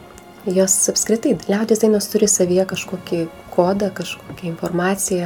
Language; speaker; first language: Lithuanian; native; Lithuanian